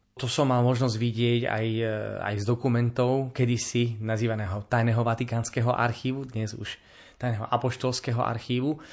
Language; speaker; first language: Slovak; native; Slovak